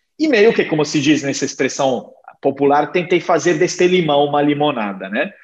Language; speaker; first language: Portuguese; non-native, fluent; Italian